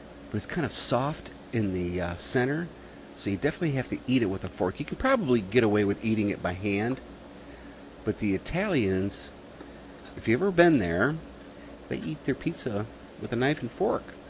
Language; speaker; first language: English; native; English